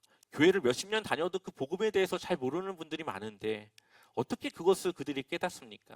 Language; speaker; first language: Korean; native; Korean